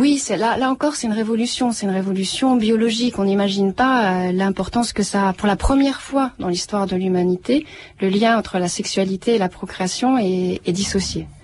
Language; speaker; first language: French; native; French